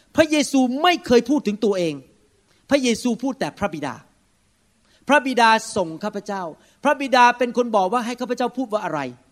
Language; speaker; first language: Thai; early bilingual, heritage; Thai